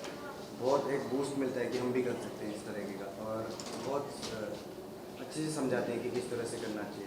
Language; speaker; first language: Hindi; native; Hindi